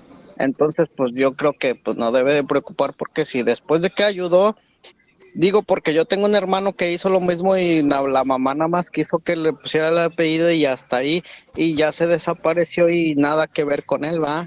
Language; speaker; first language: Spanish; native; Spanish